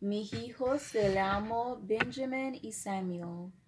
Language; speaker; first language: Spanish; non-native, learner; English